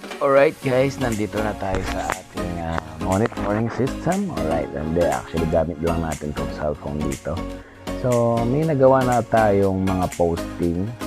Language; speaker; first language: Filipino; non-native, local second language; Pampanga